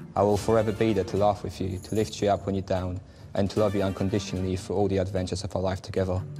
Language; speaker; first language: English; non-native, fluent; Polish